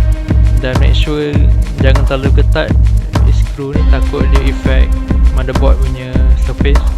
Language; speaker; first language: Malay; native; Malay